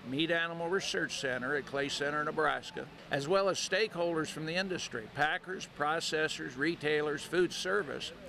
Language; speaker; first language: English; native; English